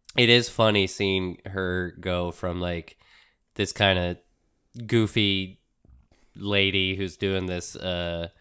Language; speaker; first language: English; early bilingual, other home language; Spanish